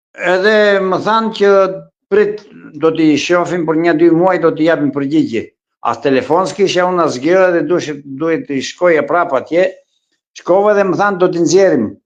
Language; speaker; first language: Albanian; non-native, local second language; Greek